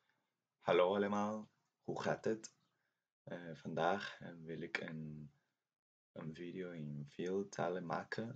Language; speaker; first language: Dutch; non-native, learner; Spanish